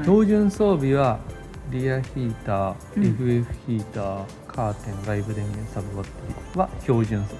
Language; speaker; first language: Japanese; native; Japanese